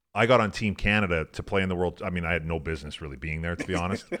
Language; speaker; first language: English; native; English